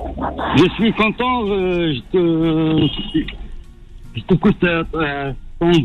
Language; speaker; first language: French; non-native, learner; Arabic